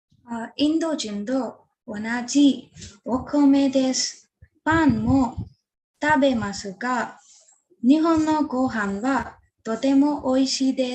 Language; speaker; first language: Japanese; non-native, learner; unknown